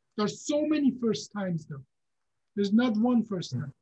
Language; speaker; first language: English; non-native, fluent; Persian